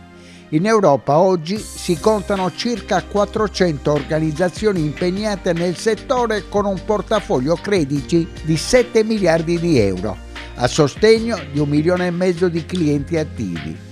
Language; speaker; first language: Italian; native; Italian